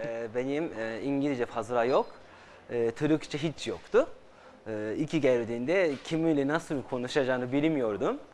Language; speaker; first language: Turkish; non-native, fluent; Japanese